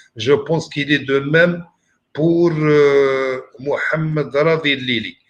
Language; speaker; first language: French; non-native, local second language; Arabic